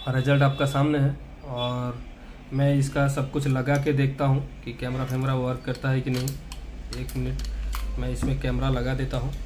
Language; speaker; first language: Hindi; non-native, local second language; Odia